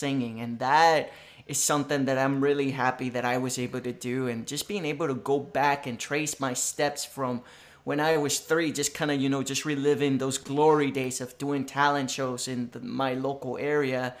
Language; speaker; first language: English; non-native, fluent; Spanish